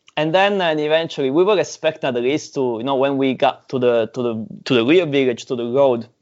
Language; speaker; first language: English; non-native, fluent; Italian